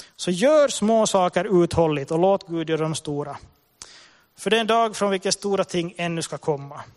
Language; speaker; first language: Swedish; native; Swedish